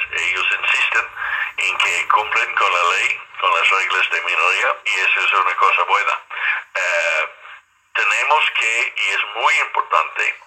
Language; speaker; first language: Spanish; non-native, fluent; English